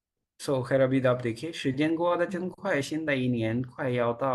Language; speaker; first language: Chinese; non-native, fluent; Urdu